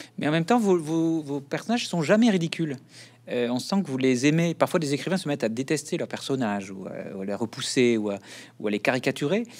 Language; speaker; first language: French; native; French